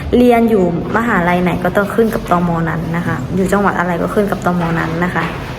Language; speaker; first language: Thai; native; Thai